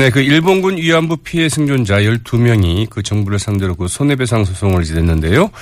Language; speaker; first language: Korean; native; Korean